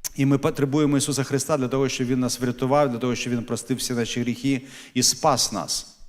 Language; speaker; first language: Ukrainian; native; Ukrainian